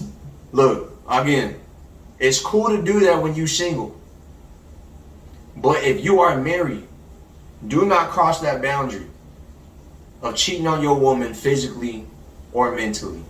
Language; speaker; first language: English; native; English